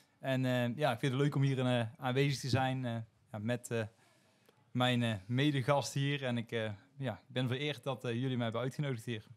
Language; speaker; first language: Dutch; native; Dutch